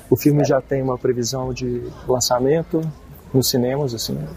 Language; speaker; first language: Portuguese; native; Portuguese